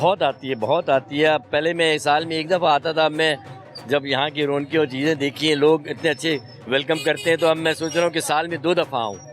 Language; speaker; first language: Urdu; non-native, local second language; Punjabi